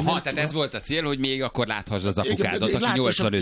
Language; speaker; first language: Hungarian; native; Hungarian